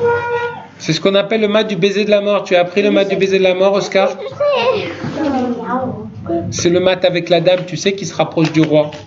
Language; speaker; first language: French; native; French